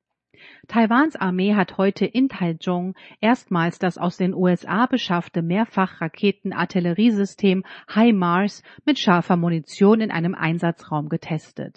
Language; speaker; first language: German; native; German